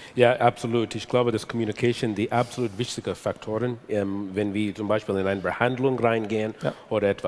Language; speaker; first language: German; non-native, fluent; English